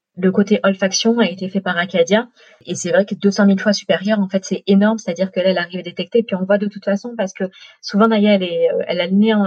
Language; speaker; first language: French; native; French